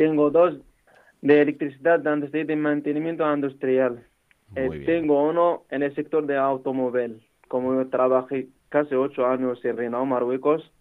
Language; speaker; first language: Spanish; non-native, learner; Arabic